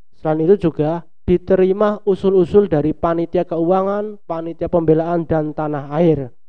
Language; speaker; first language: Indonesian; non-native, local second language; Javanese